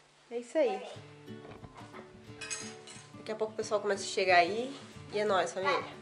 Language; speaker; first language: Portuguese; native; Portuguese